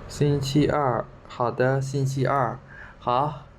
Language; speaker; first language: Chinese; non-native, fluent; Khmer